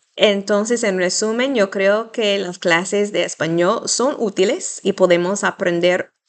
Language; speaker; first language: Spanish; non-native, fluent; English